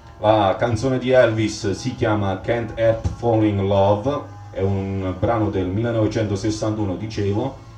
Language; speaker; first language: Italian; native; Italian